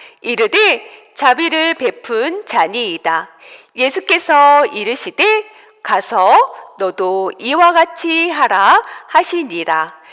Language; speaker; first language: Korean; native; Korean